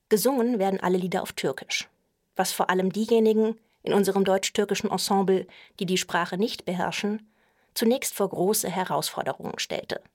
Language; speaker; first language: German; native; German